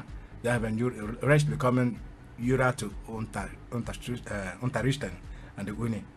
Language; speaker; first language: German; non-native, fluent; Igbo